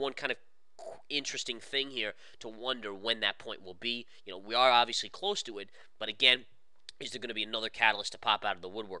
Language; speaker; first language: English; native; English